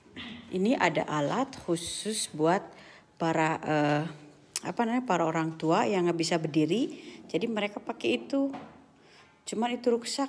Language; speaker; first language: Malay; non-native, local second language; Sundanese